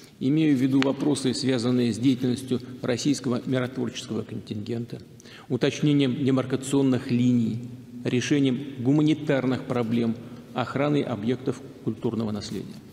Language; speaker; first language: Russian; native; Russian